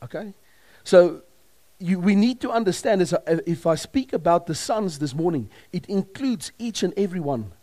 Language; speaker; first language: English; non-native, local second language; Afrikaans